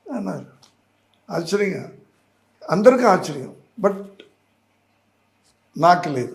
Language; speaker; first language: Telugu; non-native, learner; Tamil